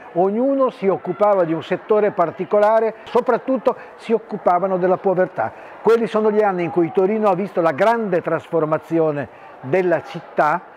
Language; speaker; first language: Italian; native; Italian